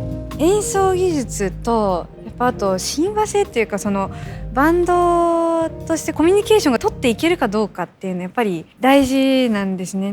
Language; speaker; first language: Japanese; native; Japanese